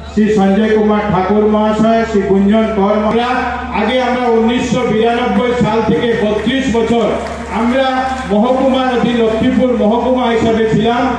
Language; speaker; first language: Bangla; native; Bangla